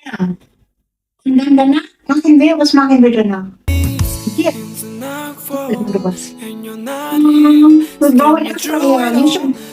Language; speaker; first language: German; non-native, learner; Filipino